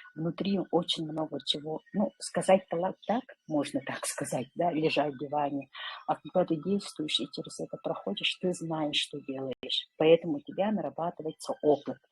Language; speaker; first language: Russian; non-native, local second language; Yakut